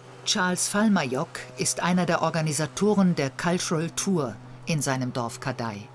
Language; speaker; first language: German; native; German